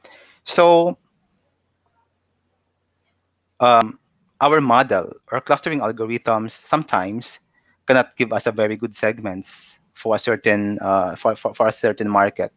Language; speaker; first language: English; non-native, local second language; Cebuano